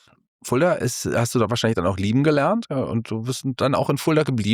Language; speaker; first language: German; native; German